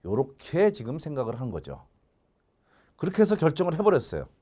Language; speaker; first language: Korean; native; Korean